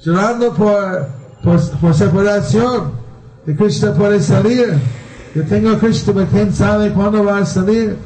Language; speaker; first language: Spanish; non-native, learner; Bangla